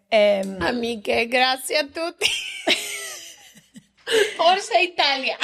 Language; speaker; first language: Italian; non-native, learner; Spanish